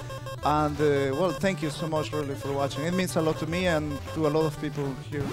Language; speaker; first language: English; non-native, fluent; Spanish